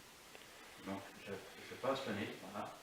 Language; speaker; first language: French; native; French